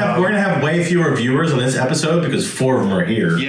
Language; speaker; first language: English; native; English